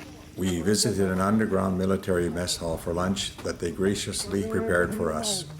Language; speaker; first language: English; native; English